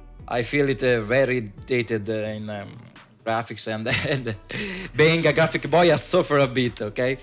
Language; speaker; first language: English; non-native, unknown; Italian